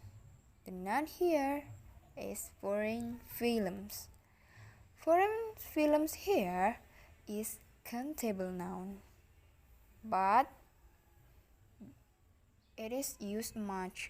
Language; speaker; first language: English; non-native, learner; Indonesian